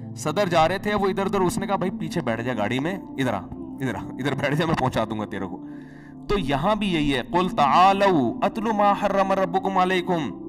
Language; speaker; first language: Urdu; native; Urdu